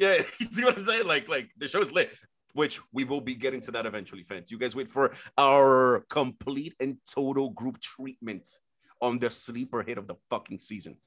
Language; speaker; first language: English; early bilingual, other home language; Spanish